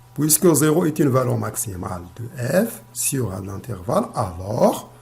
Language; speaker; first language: French; non-native, local second language; Arabic